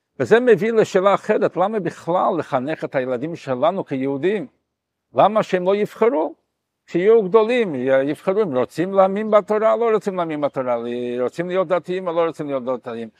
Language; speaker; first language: Hebrew; non-native, fluent; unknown